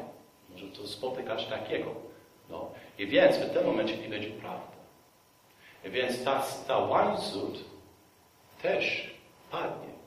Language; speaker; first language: Polish; non-native, fluent; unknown